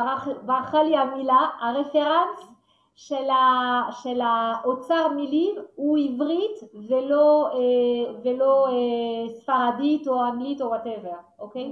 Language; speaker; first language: Hebrew; non-native, fluent; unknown